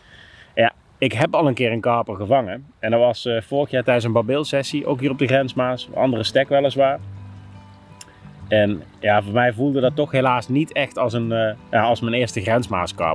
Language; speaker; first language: Dutch; native; Dutch